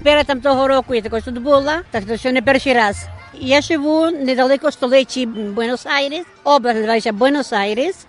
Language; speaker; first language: Ukrainian; early bilingual, heritage; Ukrainian